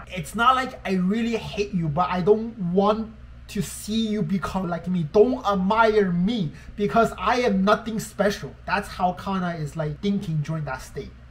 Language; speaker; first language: English; non-native, fluent; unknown